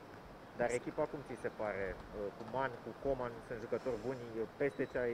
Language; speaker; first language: Romanian; native; Romanian